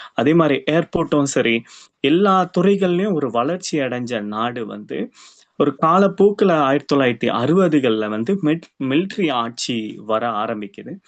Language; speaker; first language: Tamil; early bilingual, heritage; Tamil